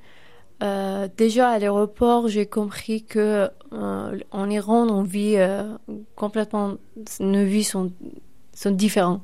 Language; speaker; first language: French; non-native, fluent; Persian